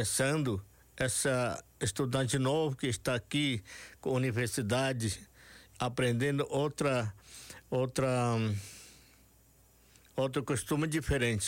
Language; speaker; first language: Portuguese; non-native, local second language; Yanomámi